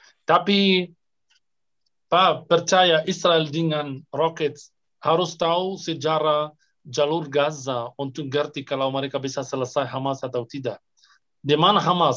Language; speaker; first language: Indonesian; non-native, fluent; Arabic